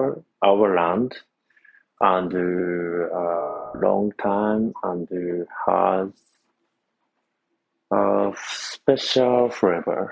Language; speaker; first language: English; non-native, learner; Japanese